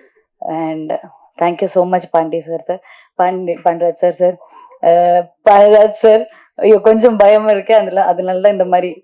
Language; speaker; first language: Tamil; non-native, learner; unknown